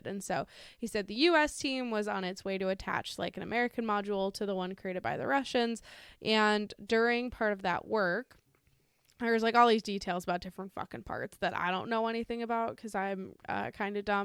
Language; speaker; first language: English; native; English